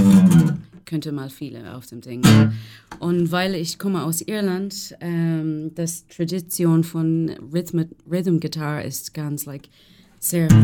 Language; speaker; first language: German; non-native, fluent; English